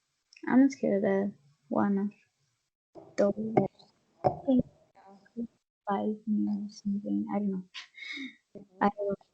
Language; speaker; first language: English; non-native, fluent; Spanish